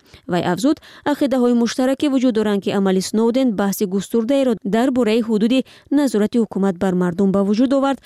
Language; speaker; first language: Persian; native; Persian